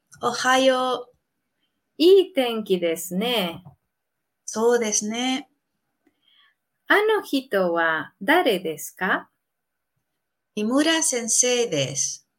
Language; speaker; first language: Japanese; non-native, fluent; Spanish